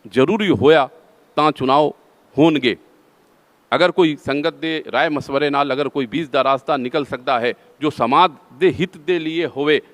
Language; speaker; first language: Hindi; non-native, local second language; Punjabi